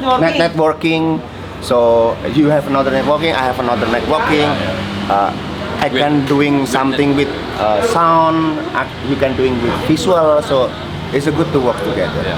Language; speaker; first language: English; non-native, learner; Indonesian